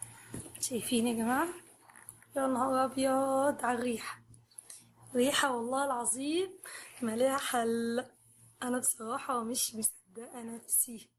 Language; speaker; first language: Arabic; native; Arabic